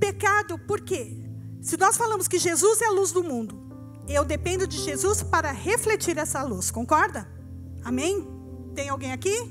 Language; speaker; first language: Portuguese; native; Portuguese